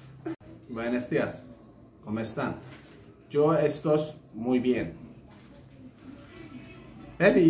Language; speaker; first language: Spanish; non-native, learner; Turkish